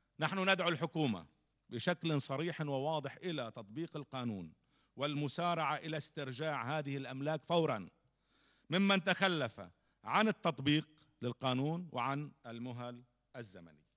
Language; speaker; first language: Arabic; native; Arabic